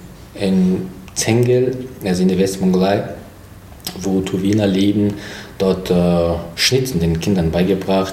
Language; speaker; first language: German; non-native, fluent; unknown